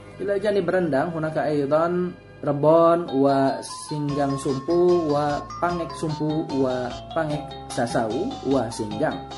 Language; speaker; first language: Arabic; non-native, fluent; Indonesian